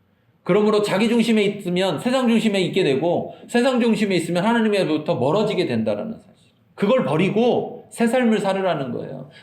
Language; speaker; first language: Korean; native; Korean